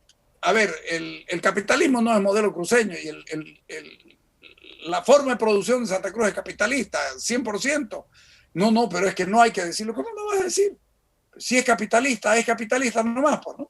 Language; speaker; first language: Spanish; native; Spanish